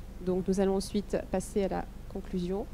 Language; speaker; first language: French; native; French